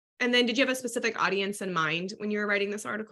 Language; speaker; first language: English; native; English